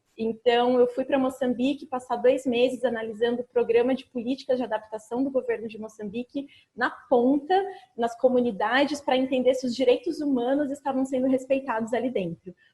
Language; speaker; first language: Portuguese; native; Portuguese